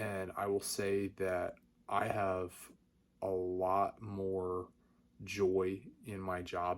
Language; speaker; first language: English; native; English